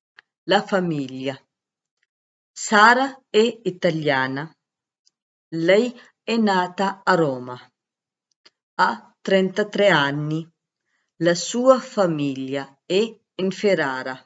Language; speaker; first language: Italian; non-native, fluent; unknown